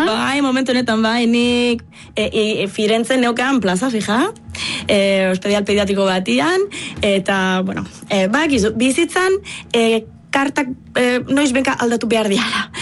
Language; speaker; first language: Basque; non-native, fluent; Italian